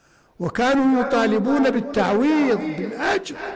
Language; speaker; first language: Arabic; native; Arabic